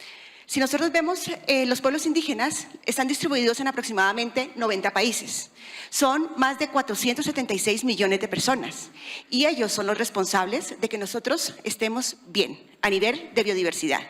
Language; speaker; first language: Spanish; native; Spanish